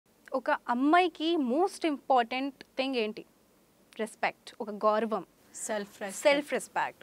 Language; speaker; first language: Telugu; non-native, local second language; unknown